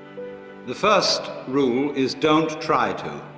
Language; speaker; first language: English; native; English